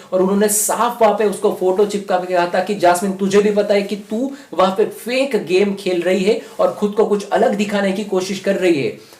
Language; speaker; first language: Hindi; non-native, local second language; Marathi